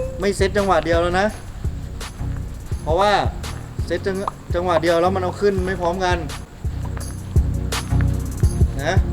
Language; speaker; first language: Thai; native; Thai